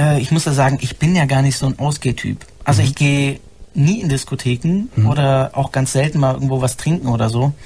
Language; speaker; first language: German; native; German